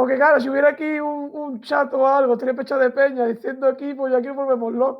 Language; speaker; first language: Spanish; native; Spanish